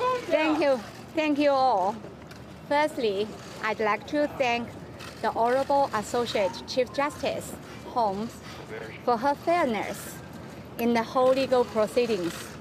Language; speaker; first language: English; non-native, fluent; Chinese